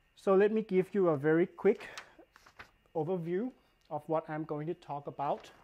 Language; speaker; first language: English; non-native, fluent; Thai